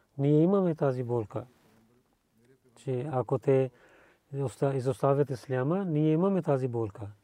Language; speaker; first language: Bulgarian; non-native, learner; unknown